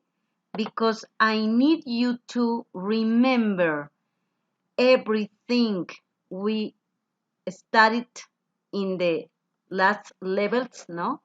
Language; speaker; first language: English; non-native, fluent; Spanish